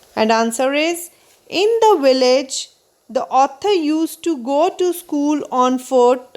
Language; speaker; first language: English; non-native, local second language; Punjabi